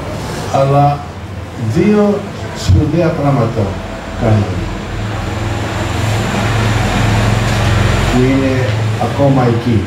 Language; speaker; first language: Greek; early bilingual, heritage; Greek